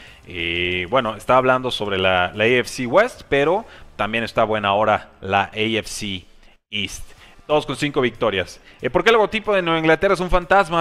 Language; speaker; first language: Spanish; native; Spanish